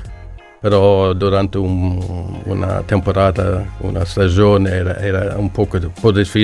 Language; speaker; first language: Italian; non-native, learner; Swedish